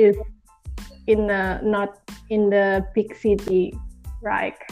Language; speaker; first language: English; non-native, learner; Indonesian